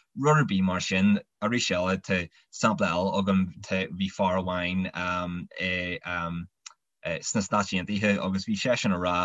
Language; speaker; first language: Irish; non-native, local second language; English